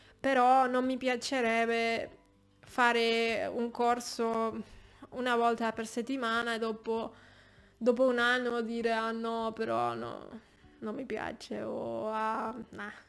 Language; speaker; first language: Italian; non-native, fluent; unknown